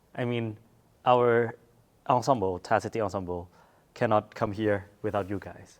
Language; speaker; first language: English; non-native, fluent; Thai